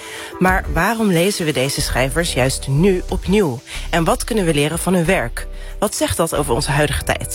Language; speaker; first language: Dutch; native; Dutch